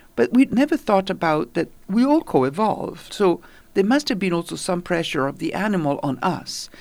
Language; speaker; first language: English; non-native, fluent; Italian